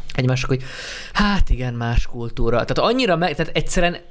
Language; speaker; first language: Hungarian; non-native, fluent; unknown